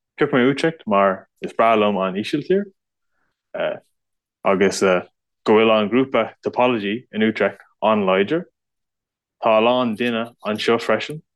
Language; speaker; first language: Irish; non-native, local second language; English